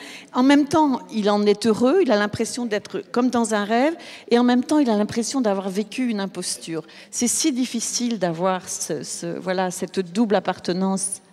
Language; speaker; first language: French; native; French